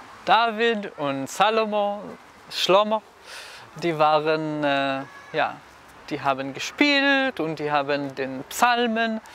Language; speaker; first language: German; non-native, fluent; Hebrew